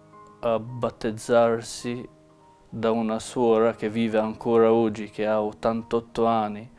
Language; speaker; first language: Italian; non-native, fluent; Albanian